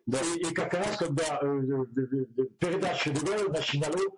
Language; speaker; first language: Russian; non-native, learner; French